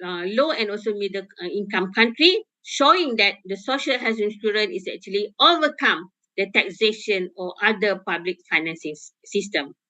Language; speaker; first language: English; non-native, local second language; Malay